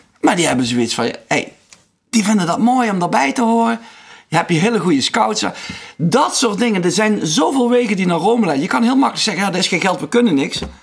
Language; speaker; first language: Dutch; native; Dutch